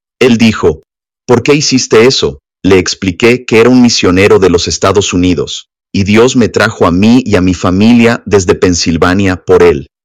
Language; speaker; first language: Spanish; non-native, fluent; English